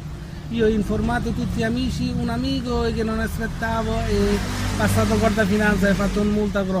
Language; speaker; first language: Italian; non-native, learner; Bangla